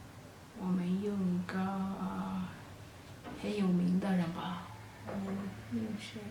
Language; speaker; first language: Chinese; non-native, fluent; Kalenjin